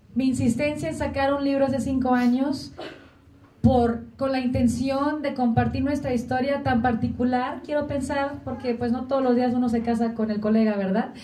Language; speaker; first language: Spanish; early bilingual, heritage; Spanish